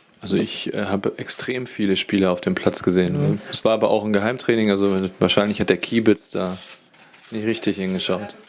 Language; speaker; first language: German; native; German